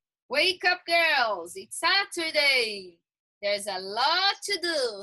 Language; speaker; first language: English; non-native, fluent; Portuguese